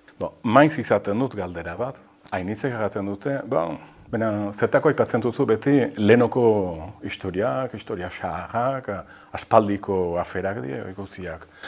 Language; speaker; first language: Basque; native; Basque